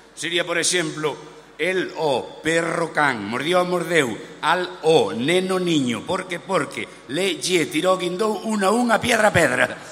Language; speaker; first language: Spanish; non-native, local second language; Galician